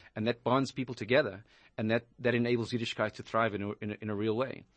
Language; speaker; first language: English; native; English